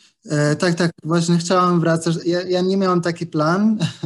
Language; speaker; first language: Polish; non-native, learner; Arabic